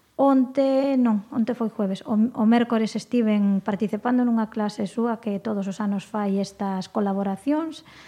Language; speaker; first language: Galician; non-native, local second language; Spanish